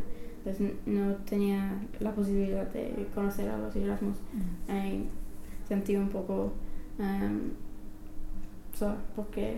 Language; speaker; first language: Spanish; non-native, learner; English